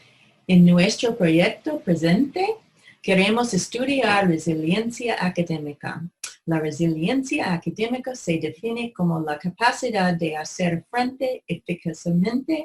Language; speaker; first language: Spanish; non-native, fluent; English